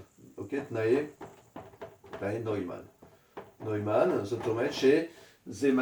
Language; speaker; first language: Hebrew; non-native, fluent; French